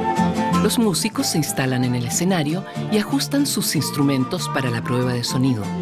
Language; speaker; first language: Spanish; native; Spanish